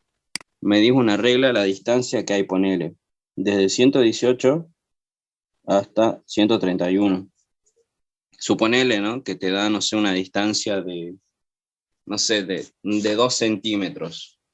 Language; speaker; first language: Spanish; native; Spanish